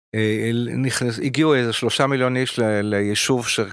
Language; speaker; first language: Hebrew; early bilingual, other home language; French